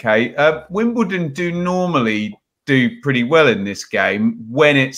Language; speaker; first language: English; native; English